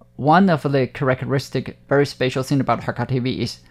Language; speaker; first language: English; non-native, fluent; Hakka Chinese